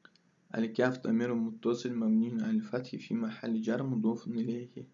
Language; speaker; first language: Arabic; non-native, fluent; Russian